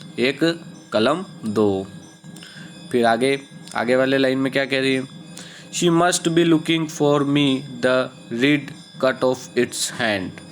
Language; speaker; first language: Hindi; native; Hindi